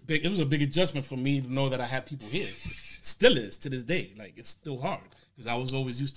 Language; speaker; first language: English; early bilingual, other home language; Spanish